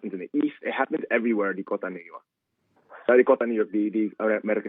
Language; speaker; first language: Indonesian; early bilingual, heritage; Indonesian